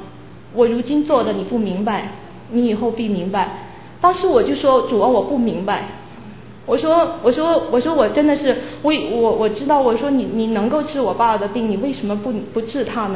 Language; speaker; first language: Chinese; native; Chinese